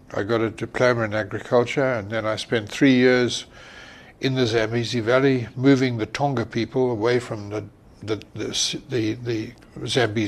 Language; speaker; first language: English; native; English